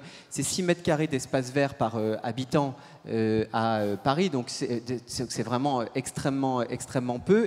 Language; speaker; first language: French; native; French